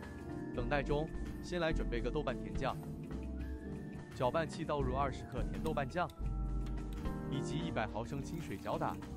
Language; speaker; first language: Chinese; native; Chinese